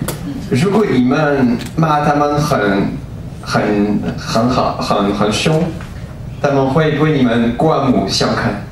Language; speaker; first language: Chinese; non-native, learner; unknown